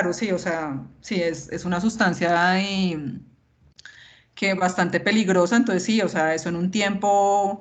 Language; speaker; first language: Spanish; native; Spanish